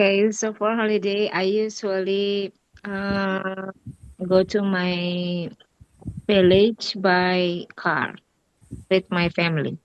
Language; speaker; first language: English; non-native, learner; Indonesian